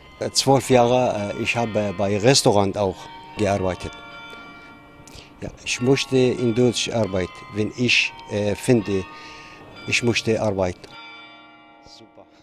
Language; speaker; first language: German; non-native, learner; Kurdish